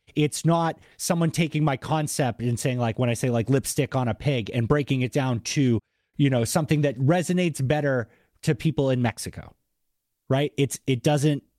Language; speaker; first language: English; native; English